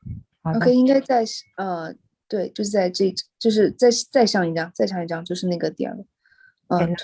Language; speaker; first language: Chinese; native; Chinese